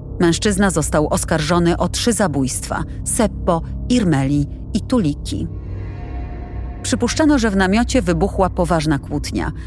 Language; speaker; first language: Polish; native; Polish